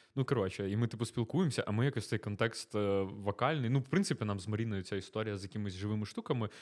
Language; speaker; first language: Ukrainian; native; Ukrainian